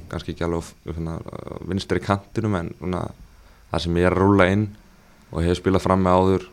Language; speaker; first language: Icelandic; early bilingual, heritage; English